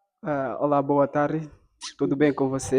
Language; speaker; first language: Portuguese; non-native, local second language; Fula